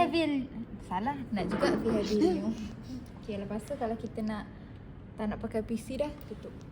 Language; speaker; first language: Malay; native; Malay